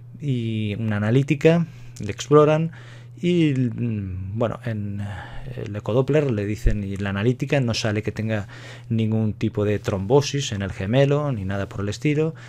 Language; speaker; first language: Spanish; native; Spanish